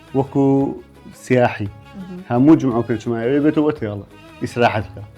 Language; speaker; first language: Central Kurdish; non-native, local second language; Gurani